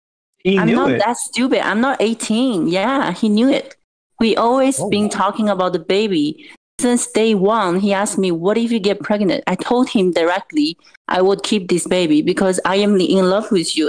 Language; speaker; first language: English; non-native, fluent; Chinese